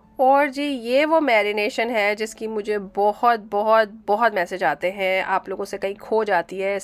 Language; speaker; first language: Urdu; native; Urdu